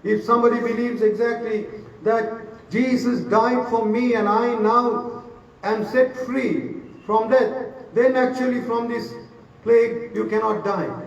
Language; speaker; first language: English; non-native, local second language; Sinhala